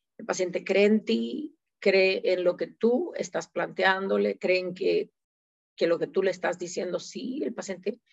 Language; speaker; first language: Spanish; native; Spanish